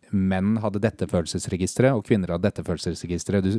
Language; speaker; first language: Norwegian; native; Norwegian